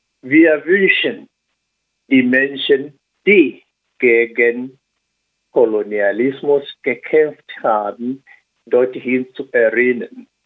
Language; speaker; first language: German; non-native, learner; Swahili